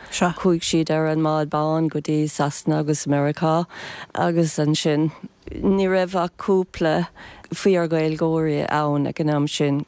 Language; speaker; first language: Irish; non-native, local second language; English